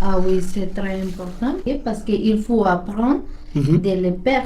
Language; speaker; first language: French; non-native, learner; Spanish